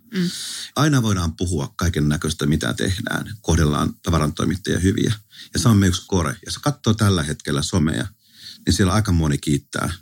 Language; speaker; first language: Finnish; native; Finnish